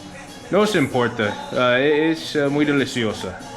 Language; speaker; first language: Spanish; non-native, learner; English